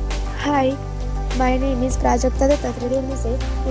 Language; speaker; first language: English; non-native, learner; Marathi